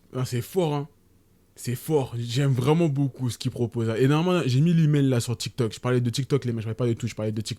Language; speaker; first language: French; native; French